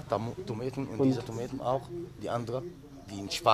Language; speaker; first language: German; non-native, learner; Arabic